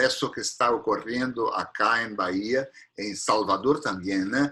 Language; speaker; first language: Spanish; non-native, fluent; Portuguese